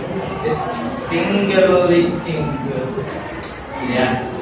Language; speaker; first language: English; non-native, local second language; Javanese